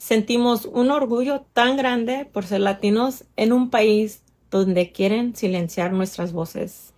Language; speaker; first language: Spanish; early bilingual, heritage; Spanish